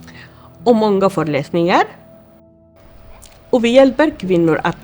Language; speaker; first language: Swedish; non-native, fluent; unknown